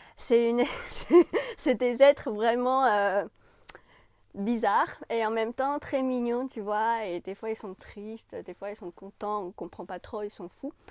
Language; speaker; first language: French; non-native, fluent; Chinese